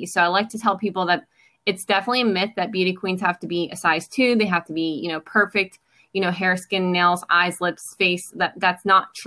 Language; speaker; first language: English; native; English